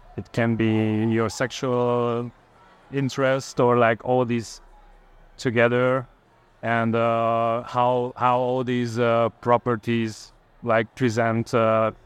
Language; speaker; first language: English; non-native, fluent; Hungarian